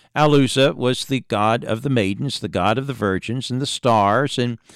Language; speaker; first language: English; native; English